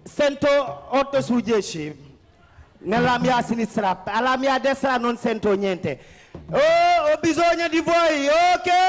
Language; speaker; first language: Italian; non-native, learner; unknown